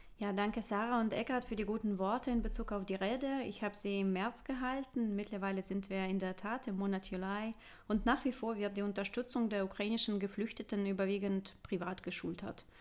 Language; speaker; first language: German; non-native, fluent; Russian